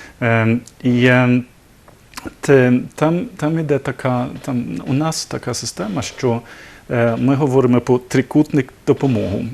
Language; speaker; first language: Ukrainian; non-native, learner; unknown